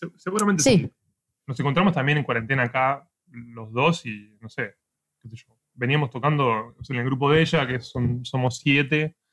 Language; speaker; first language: Spanish; native; Spanish